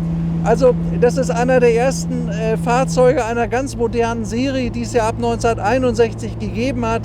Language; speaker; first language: German; native; German